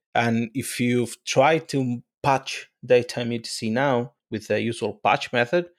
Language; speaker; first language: English; non-native, fluent; Spanish